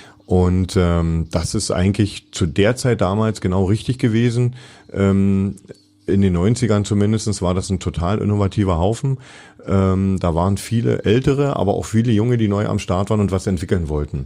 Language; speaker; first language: German; native; German